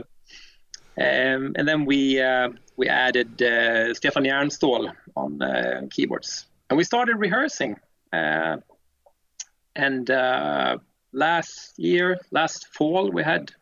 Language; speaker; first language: English; non-native, fluent; Swedish